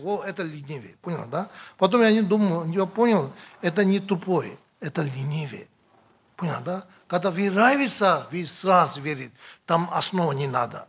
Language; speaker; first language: Russian; non-native, learner; Tibetan